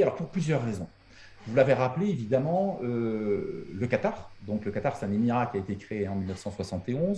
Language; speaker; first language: French; native; French